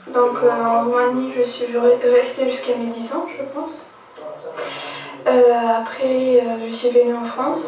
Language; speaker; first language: French; early bilingual, other home language; Romanian